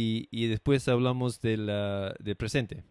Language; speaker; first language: Spanish; non-native, fluent; English